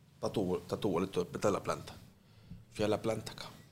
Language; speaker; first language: Spanish; native; Spanish